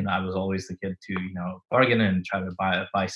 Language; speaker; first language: English; non-native, fluent; Russian